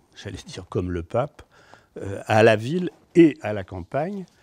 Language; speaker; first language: French; native; French